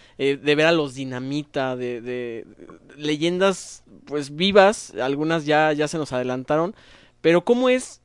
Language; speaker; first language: Spanish; native; Spanish